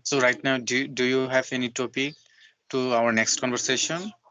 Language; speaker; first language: English; non-native, learner; Bangla